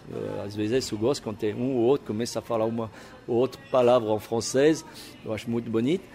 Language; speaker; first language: Portuguese; non-native, fluent; French